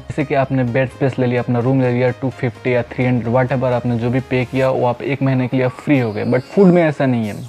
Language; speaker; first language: Hindi; native; Hindi